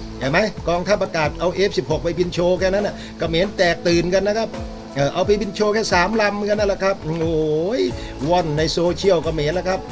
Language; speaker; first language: Thai; native; Thai